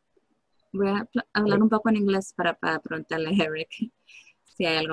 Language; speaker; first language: Spanish; early bilingual, heritage; Spanish